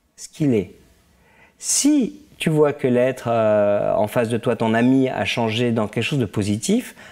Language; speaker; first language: French; native; French